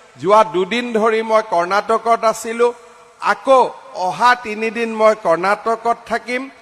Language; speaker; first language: Assamese; native; Assamese